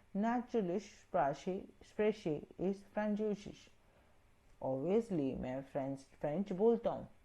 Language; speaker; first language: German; non-native, learner; Hindi